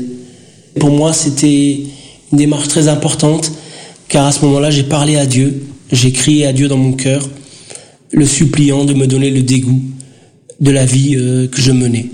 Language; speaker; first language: French; early bilingual, other home language; Portuguese